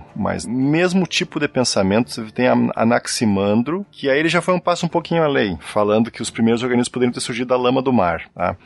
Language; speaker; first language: Portuguese; native; Portuguese